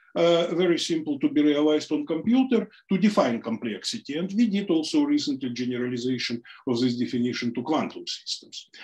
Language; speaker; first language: English; non-native, fluent; Russian